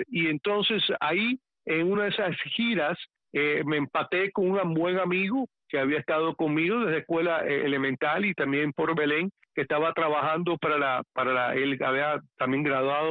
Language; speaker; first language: Spanish; early bilingual, heritage; Spanish